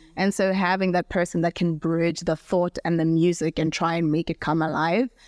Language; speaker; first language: English; non-native, local second language; Southern Sotho